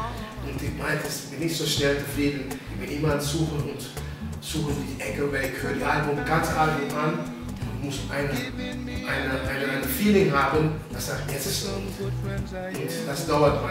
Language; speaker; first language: German; non-native, fluent; Papiamento